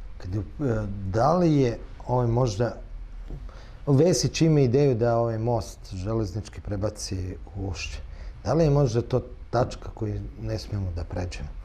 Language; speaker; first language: Serbian; native; Serbian